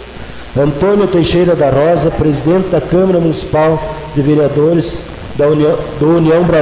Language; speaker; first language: Portuguese; native; Portuguese